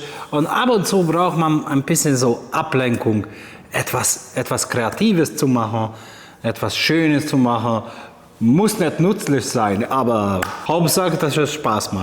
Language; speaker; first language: German; non-native, fluent; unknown